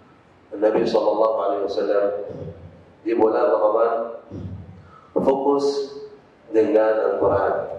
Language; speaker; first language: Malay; non-native, fluent; Arabic